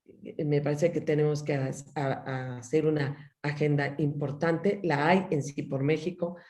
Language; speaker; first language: Spanish; native; Spanish